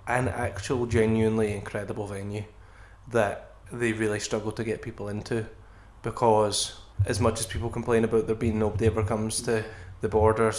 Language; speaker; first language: English; native; English